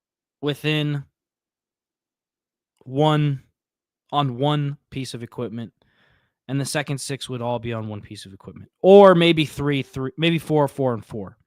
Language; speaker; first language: English; native; English